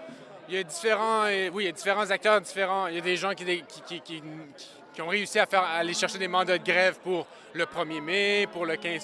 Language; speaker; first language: French; native; French